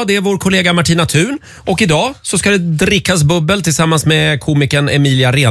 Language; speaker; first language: Swedish; native; Swedish